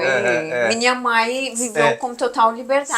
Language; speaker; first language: Portuguese; non-native, learner; Persian